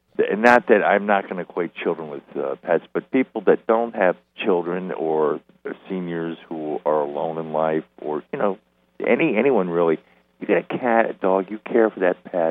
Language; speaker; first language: English; native; English